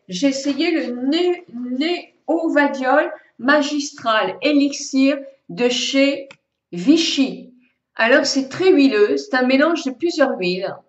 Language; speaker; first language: French; native; French